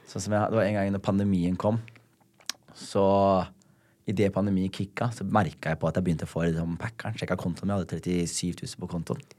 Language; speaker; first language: Norwegian; early bilingual, other home language; Somali